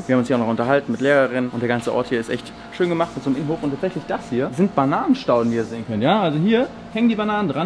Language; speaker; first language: German; native; German